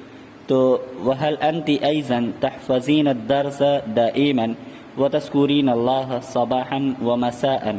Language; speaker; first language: Arabic; non-native, fluent; Urdu